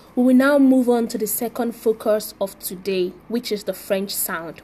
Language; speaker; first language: English; non-native, local second language; Yoruba